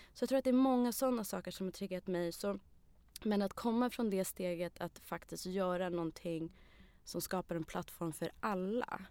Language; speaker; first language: Swedish; early bilingual, other home language; Arabic